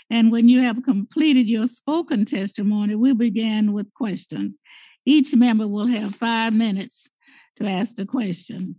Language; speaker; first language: English; native; English